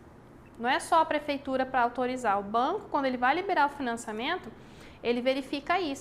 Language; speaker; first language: Portuguese; native; Portuguese